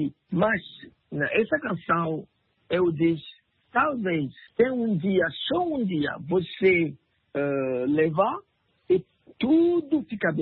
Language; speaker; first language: Portuguese; non-native, learner; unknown